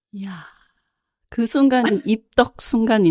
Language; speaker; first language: Korean; native; Korean